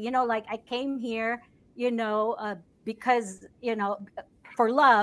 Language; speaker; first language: English; non-native, local second language; Cebuano